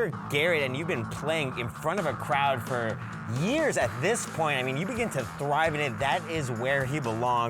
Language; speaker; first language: English; native; English